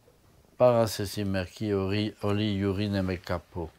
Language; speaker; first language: Finnish; non-native, fluent; French